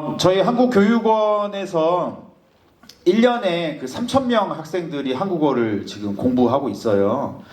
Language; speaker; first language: Korean; native; Korean